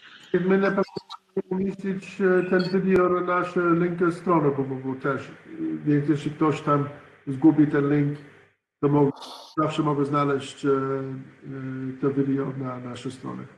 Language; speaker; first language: Polish; non-native, learner; English